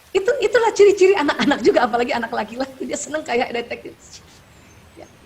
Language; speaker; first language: Indonesian; native; Indonesian